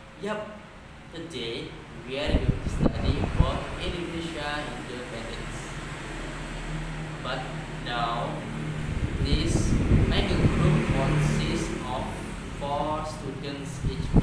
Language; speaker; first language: English; non-native, learner; Indonesian